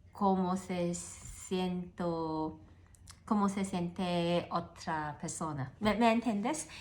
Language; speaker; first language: Spanish; non-native, learner; Cantonese